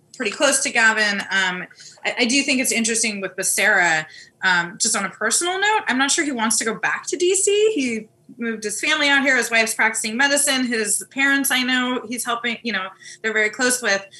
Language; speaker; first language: English; native; English